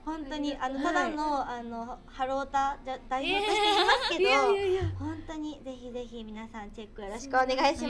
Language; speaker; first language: Japanese; native; Japanese